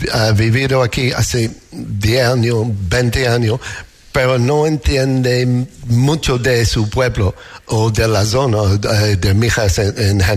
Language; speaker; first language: Spanish; non-native, learner; English